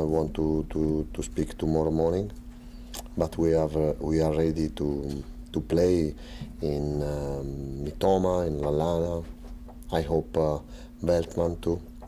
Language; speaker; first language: English; non-native, learner; Italian